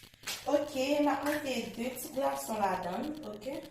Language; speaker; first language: French; non-native, learner; Haitian Creole